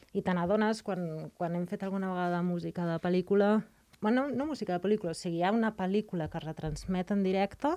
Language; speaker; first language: Catalan; native; Catalan